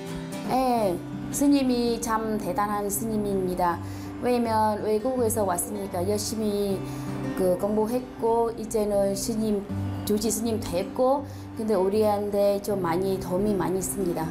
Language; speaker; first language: Korean; non-native, local second language; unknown